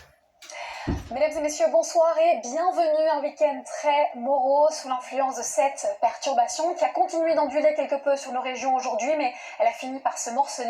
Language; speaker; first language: French; native; French